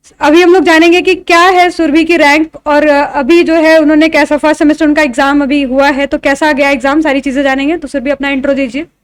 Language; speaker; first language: Hindi; native; Hindi